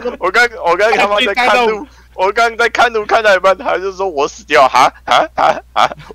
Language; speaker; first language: Chinese; native; Chinese